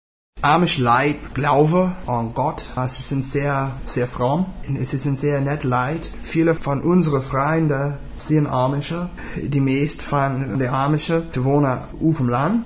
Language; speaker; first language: German; non-native, learner; English